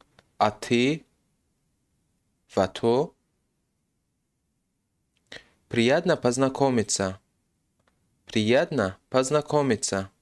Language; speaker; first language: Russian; non-native, local second language; Tajik